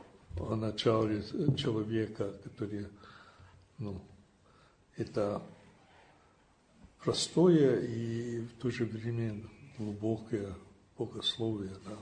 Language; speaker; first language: Russian; non-native, fluent; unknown